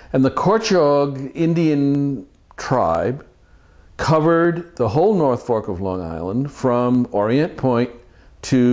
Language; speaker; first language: English; native; English